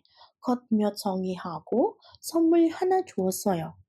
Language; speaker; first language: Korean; non-native, fluent; Indonesian